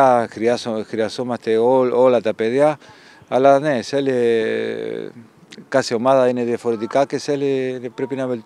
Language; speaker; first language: Greek; non-native, fluent; Spanish